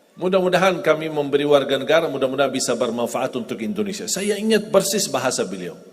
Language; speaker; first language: Indonesian; non-native, fluent; Arabic